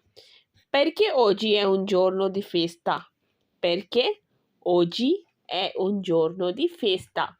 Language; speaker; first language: Italian; non-native, learner; Urdu